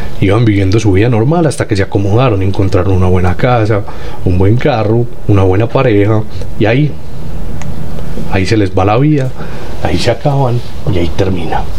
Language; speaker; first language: Spanish; native; Spanish